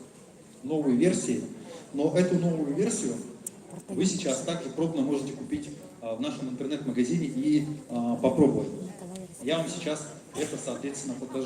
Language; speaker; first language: Russian; native; Russian